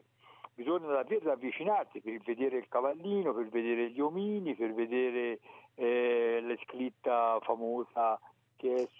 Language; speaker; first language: Italian; native; Italian